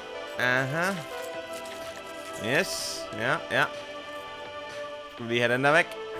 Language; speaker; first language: Danish; native; Danish